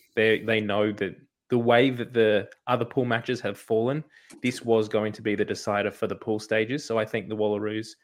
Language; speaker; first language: English; native; English